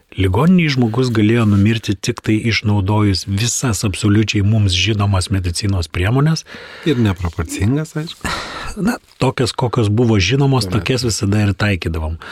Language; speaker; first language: Lithuanian; native; Lithuanian